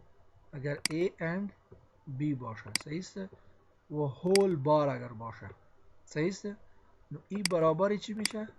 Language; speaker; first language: Persian; non-native, local second language; Pashto